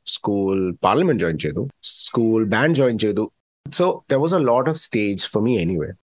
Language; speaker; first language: Malayalam; early bilingual, heritage; Malayalam